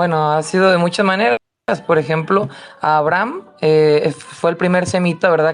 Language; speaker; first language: Spanish; native; Spanish